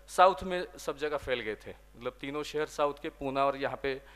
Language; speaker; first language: Hindi; non-native, local second language; Marathi